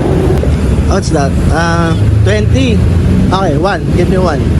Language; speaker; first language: English; non-native, local second language; Filipino